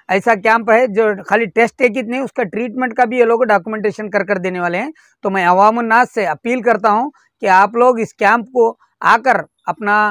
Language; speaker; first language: Hindi; non-native, local second language; Urdu